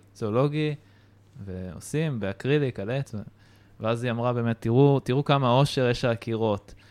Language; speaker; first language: Hebrew; native; Hebrew